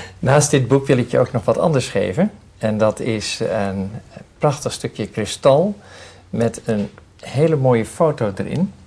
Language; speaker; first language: Dutch; native; Dutch